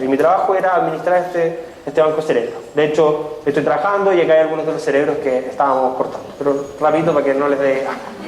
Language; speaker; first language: Spanish; native; Spanish